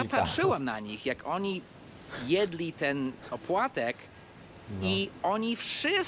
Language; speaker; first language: Polish; early bilingual, heritage; Polish